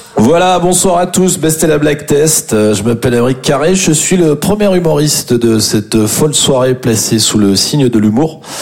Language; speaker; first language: French; native; French